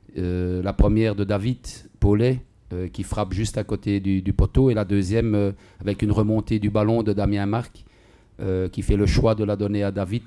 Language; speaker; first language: French; native; French